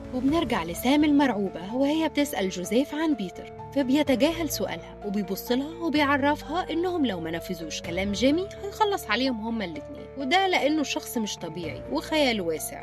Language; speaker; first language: Arabic; native; Arabic